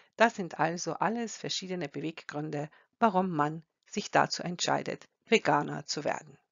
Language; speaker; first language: German; non-native, fluent; Croatian